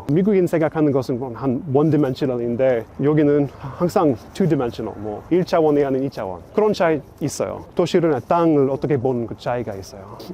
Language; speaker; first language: Korean; non-native, fluent; English